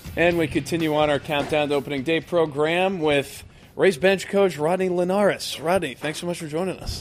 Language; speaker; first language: English; native; English